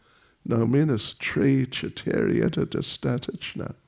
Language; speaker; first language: Russian; non-native, learner; English